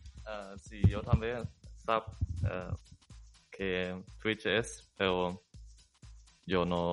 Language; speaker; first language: Catalan; non-native, learner; German